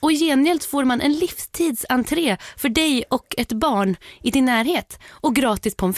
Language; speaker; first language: Swedish; native; Swedish